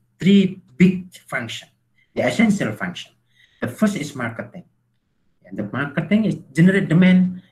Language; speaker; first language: English; non-native, learner; Indonesian